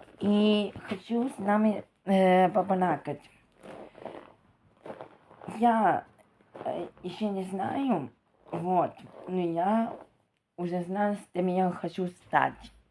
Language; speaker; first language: Russian; non-native, local second language; Ukrainian